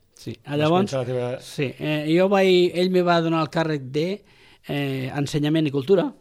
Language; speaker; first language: Catalan; non-native, local second language; Spanish